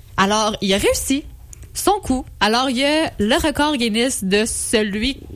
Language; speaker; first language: French; native; French